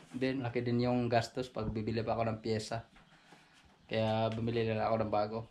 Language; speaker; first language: Filipino; non-native, local second language; Cebuano